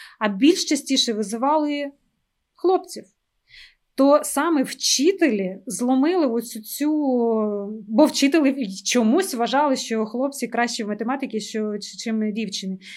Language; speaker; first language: Ukrainian; non-native, local second language; Russian